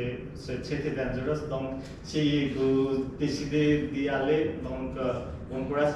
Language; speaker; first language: French; non-native, fluent; Nepali